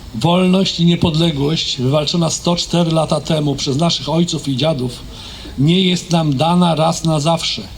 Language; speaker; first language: Polish; native; Polish